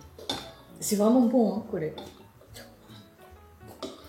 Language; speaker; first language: French; non-native, learner; Japanese